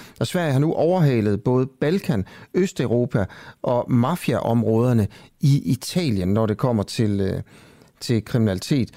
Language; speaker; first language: Danish; native; Danish